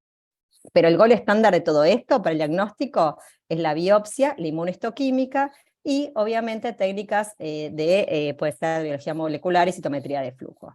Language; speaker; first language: Spanish; native; Spanish